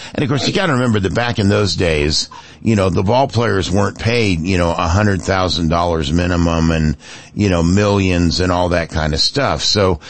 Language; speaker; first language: English; native; English